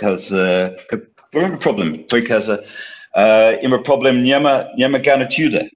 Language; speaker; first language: Bulgarian; non-native, learner; English